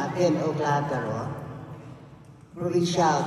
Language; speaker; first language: Dutch; non-native, fluent; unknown